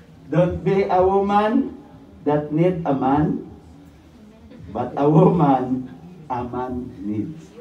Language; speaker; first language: English; non-native, local second language; Filipino